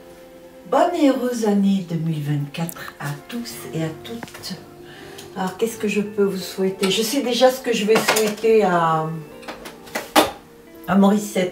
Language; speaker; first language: French; native; French